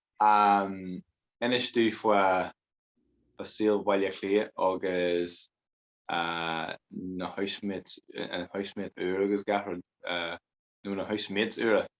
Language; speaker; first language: Irish; native; Irish